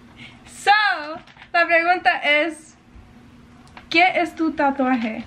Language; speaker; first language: Spanish; early bilingual, heritage; English